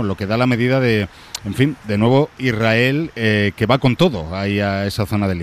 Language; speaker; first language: Spanish; native; Spanish